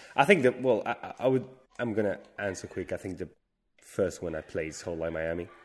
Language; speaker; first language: English; non-native, fluent; Spanish